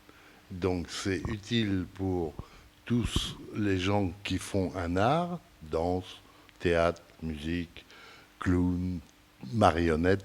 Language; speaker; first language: French; early bilingual, other home language; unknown